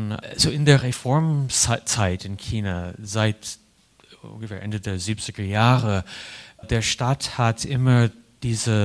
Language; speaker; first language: German; non-native, fluent; English